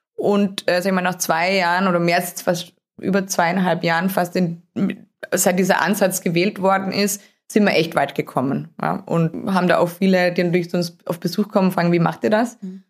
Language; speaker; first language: German; native; German